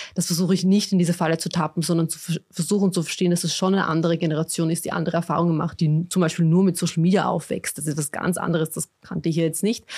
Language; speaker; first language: German; early bilingual, other home language; Bosnian